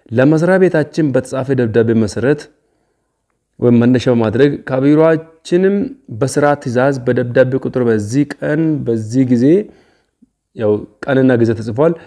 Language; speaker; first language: Amharic; non-native, local second language; Hadiyya